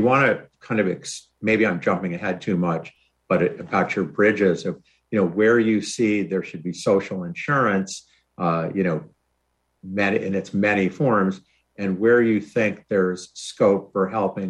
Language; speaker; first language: English; native; English